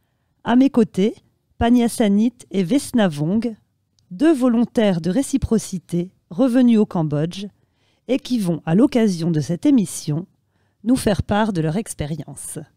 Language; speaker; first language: French; native; French